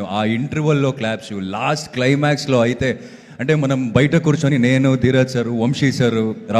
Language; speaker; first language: Telugu; non-native, fluent; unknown